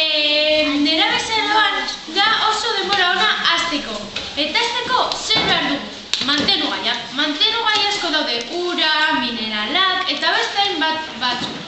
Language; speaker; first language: Basque; non-native, local second language; Spanish